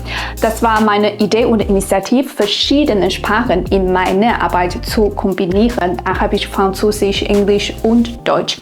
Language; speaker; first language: German; non-native, fluent; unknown